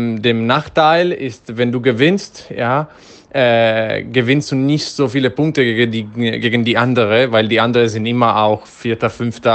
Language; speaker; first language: German; non-native, fluent; Dutch